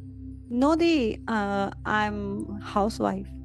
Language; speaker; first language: English; non-native, learner; Punjabi